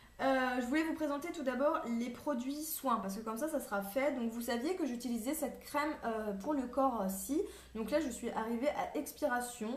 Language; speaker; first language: French; native; French